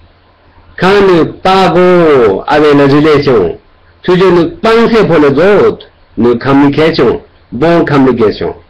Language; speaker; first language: French; non-native, learner; Tibetan